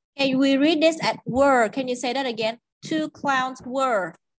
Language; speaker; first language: English; non-native, fluent; Vietnamese